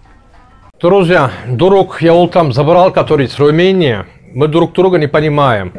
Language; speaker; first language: Russian; non-native, learner; Turkish